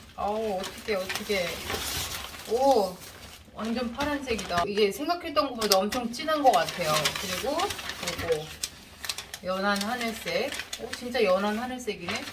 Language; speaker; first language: Korean; native; Korean